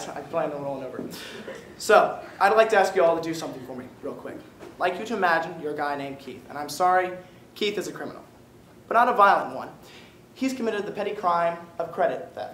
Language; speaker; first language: English; native; English